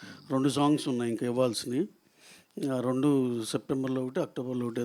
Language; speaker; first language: Telugu; native; Telugu